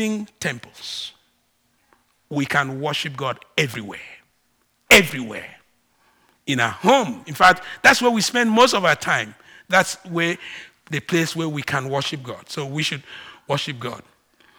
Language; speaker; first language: English; non-native, local second language; Ibibio